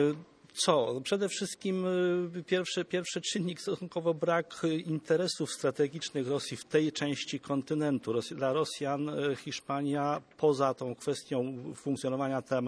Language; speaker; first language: Polish; native; Polish